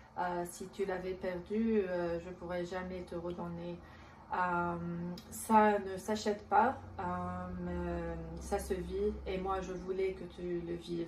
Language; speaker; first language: French; non-native, local second language; Arabic